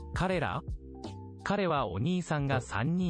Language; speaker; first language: Japanese; non-native, learner; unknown